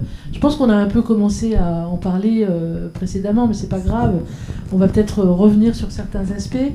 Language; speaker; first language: French; native; French